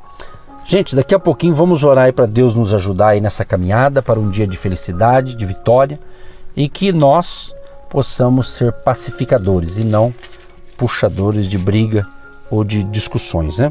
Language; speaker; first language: Portuguese; native; Portuguese